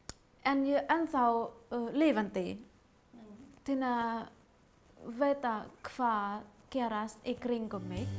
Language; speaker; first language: Icelandic; non-native, learner; Vietnamese